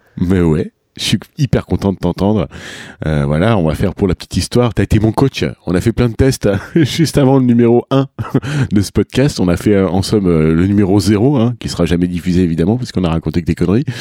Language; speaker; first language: French; native; French